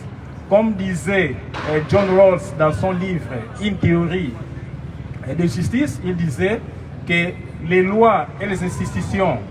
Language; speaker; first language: French; non-native, fluent; Portuguese